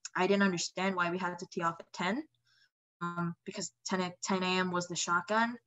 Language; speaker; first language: English; non-native, fluent; Indonesian